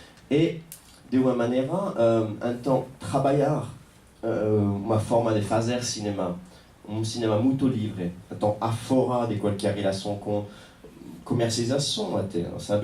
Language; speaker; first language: Portuguese; non-native, fluent; French